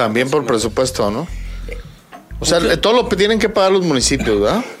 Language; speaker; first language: Spanish; native; Spanish